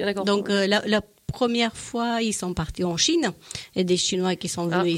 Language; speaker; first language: French; native; French